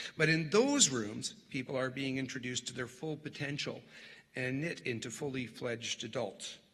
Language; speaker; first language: English; native; English